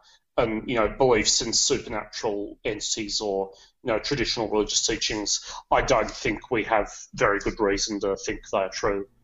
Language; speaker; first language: English; native; English